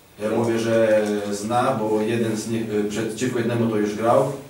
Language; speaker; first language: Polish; non-native, learner; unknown